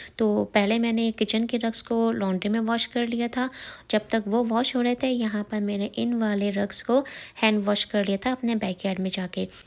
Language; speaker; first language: Urdu; native; Urdu